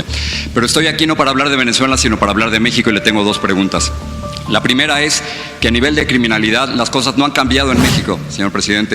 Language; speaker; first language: Spanish; native; Spanish